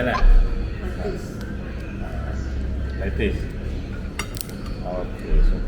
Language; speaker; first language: English; non-native, local second language; Malay